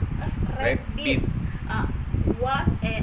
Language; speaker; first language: English; non-native, learner; Indonesian